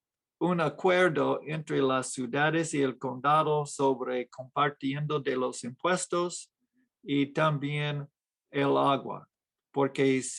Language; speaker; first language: Spanish; non-native, fluent; English